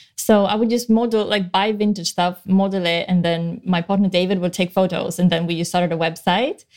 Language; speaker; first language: English; non-native, fluent; Swedish